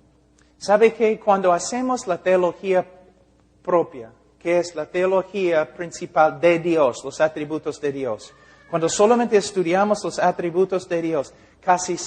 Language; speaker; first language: Spanish; non-native, fluent; English